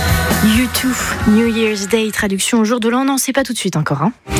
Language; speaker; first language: French; native; French